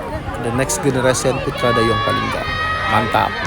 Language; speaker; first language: Indonesian; native; Indonesian